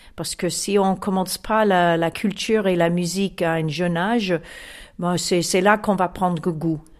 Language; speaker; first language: French; non-native, fluent; English